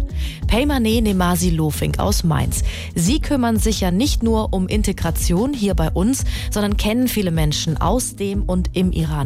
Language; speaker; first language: German; native; German